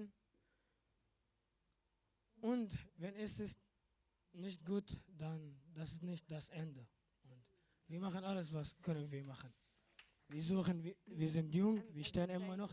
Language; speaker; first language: German; non-native, learner; Arabic